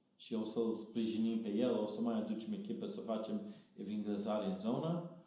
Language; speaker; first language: Romanian; non-native, fluent; English